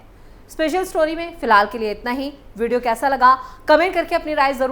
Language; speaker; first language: Hindi; native; Hindi